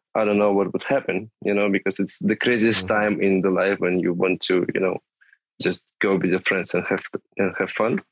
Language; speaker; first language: English; non-native, fluent; Russian